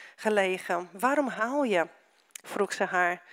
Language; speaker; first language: Dutch; non-native, fluent; Romanian